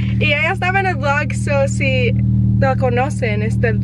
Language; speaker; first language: Spanish; early bilingual, heritage; Spanish